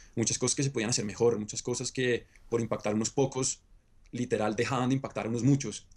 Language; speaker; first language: Spanish; native; Spanish